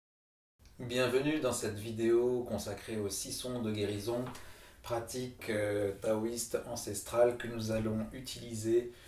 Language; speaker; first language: French; native; French